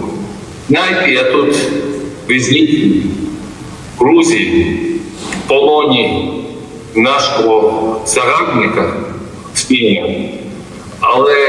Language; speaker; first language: Ukrainian; non-native, fluent; Georgian